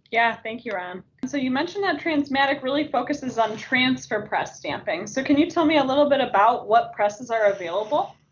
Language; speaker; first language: English; native; English